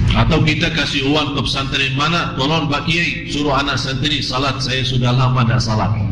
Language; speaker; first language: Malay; non-native, fluent; Arabic